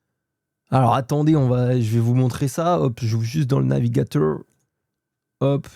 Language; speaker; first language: French; native; French